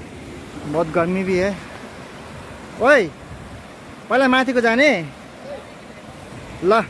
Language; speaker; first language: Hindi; non-native, fluent; Nepali